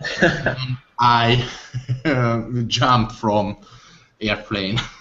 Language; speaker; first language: English; non-native, learner; Hungarian